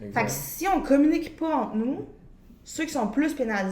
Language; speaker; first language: French; native; French